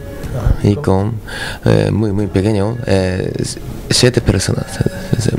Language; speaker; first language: Spanish; non-native, learner; Japanese